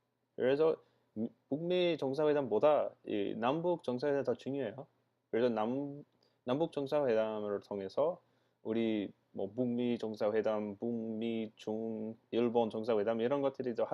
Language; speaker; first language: Korean; non-native, fluent; English